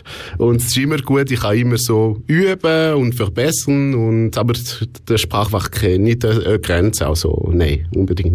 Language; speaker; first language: German; non-native, local second language; French